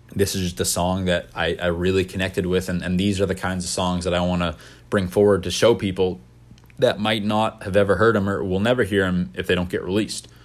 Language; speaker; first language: English; native; English